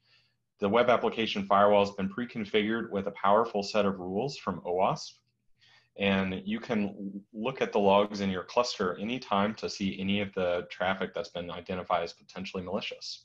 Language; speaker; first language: English; native; English